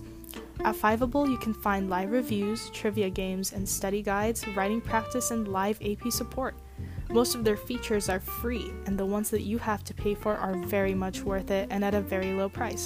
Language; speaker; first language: English; native; English